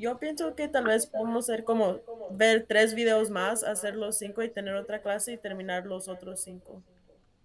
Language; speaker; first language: Spanish; early bilingual, heritage; Spanish